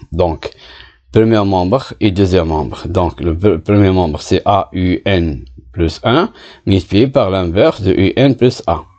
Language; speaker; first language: French; non-native, local second language; Arabic